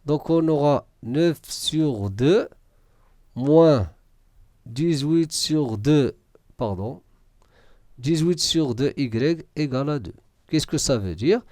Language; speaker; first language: French; non-native, local second language; Arabic